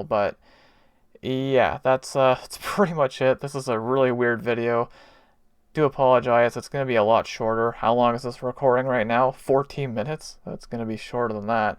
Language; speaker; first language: English; native; English